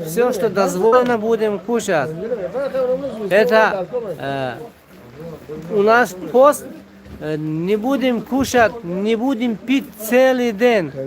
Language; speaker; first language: Russian; non-native, local second language; Tajik